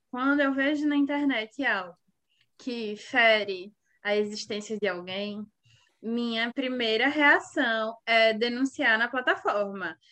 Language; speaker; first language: Portuguese; native; Portuguese